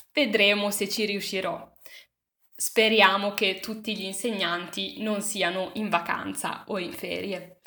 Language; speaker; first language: Italian; native; Italian